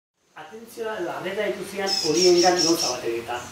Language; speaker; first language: Basque; native; Basque